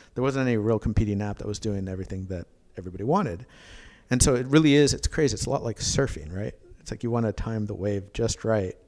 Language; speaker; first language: English; native; English